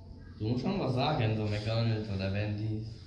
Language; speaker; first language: German; non-native, learner; English